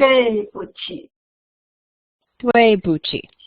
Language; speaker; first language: Chinese; non-native, learner; English